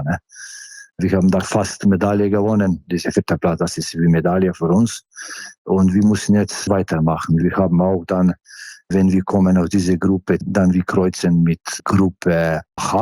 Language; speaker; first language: German; non-native, fluent; Slovenian